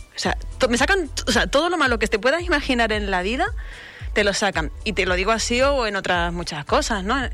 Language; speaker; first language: Spanish; native; Spanish